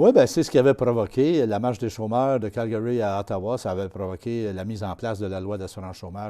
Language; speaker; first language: French; native; French